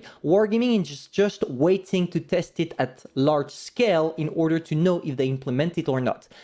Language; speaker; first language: English; non-native, fluent; French